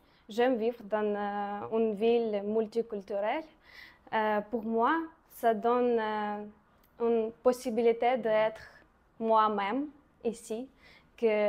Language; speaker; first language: French; non-native, learner; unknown